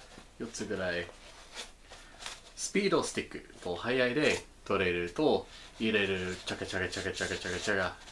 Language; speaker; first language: Japanese; non-native, learner; English